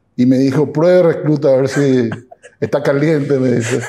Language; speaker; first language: Spanish; native; Spanish